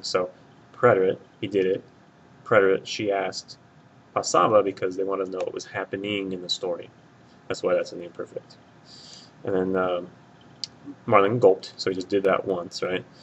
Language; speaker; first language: English; native; English